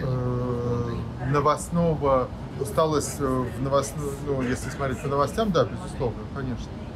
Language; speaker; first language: Russian; native; Russian